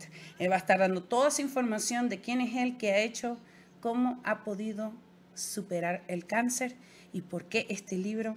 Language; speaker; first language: Spanish; native; Spanish